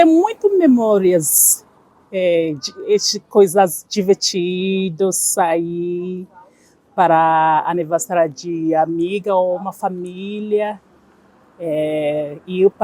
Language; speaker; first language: Portuguese; non-native, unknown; Igbo